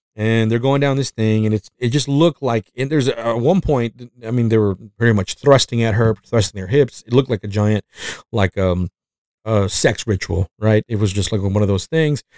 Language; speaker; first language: English; non-native, fluent; Spanish